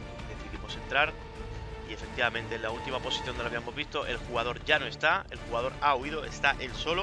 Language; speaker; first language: Spanish; native; Spanish